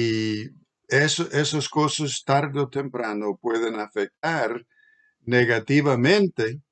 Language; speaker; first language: Spanish; non-native, fluent; English